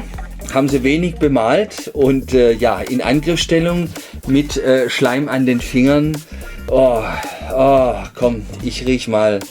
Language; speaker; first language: German; native; German